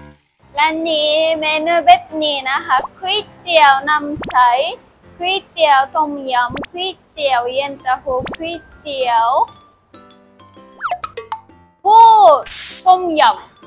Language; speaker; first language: Thai; non-native, fluent; Japanese